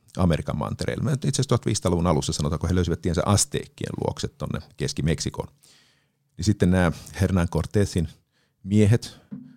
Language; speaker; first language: Finnish; native; Finnish